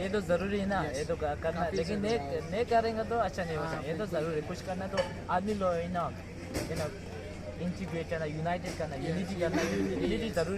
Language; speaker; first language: Hindi; non-native, learner; Tibetan